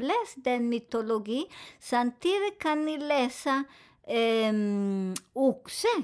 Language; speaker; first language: Swedish; non-native, fluent; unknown